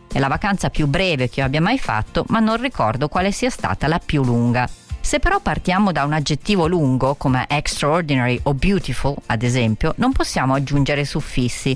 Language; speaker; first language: Italian; native; Italian